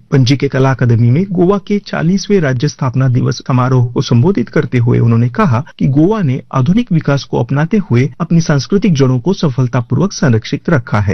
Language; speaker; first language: Hindi; native; Hindi